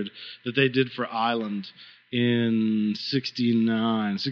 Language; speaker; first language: English; native; English